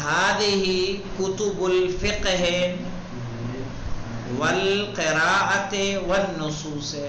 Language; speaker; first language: Arabic; non-native, fluent; Urdu